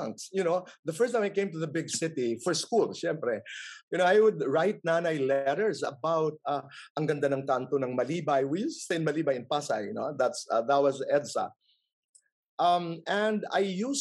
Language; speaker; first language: English; non-native, local second language; Waray